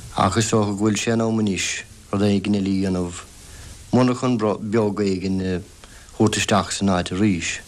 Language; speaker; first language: Irish; native; Irish